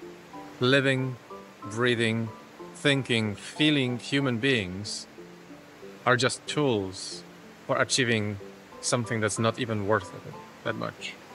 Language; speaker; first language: English; non-native, fluent; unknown